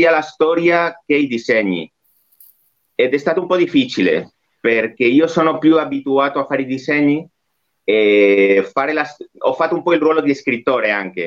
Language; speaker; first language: Italian; non-native, fluent; Spanish